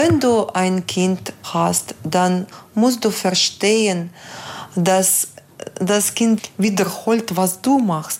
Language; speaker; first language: German; non-native, fluent; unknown